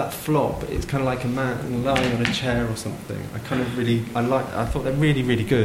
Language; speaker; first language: English; native; English